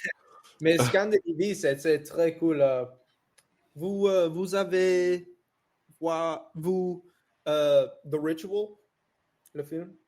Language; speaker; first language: French; non-native, learner; English